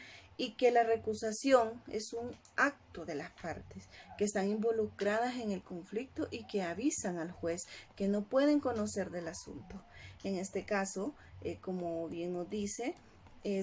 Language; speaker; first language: Spanish; native; Spanish